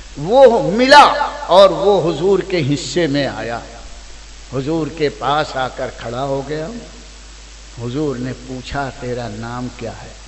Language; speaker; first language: Urdu; native; Urdu